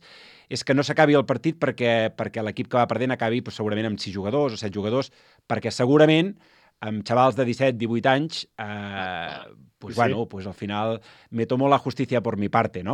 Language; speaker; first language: Catalan; native; Catalan